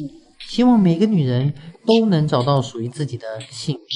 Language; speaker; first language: Chinese; native; Chinese